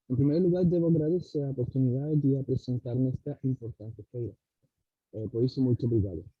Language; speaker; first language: Portuguese; non-native, learner; Spanish